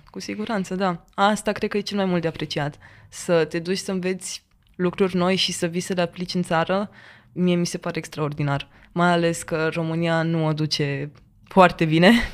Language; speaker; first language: Romanian; native; Romanian